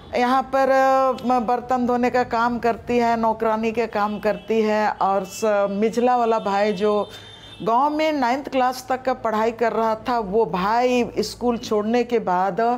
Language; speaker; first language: Hindi; non-native, local second language; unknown